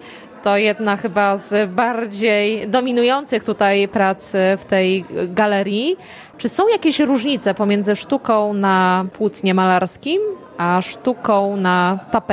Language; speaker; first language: Polish; native; Polish